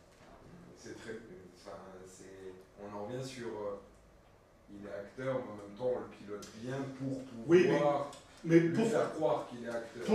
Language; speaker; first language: French; native; French